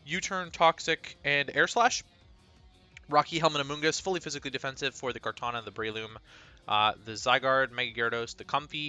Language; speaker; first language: English; native; English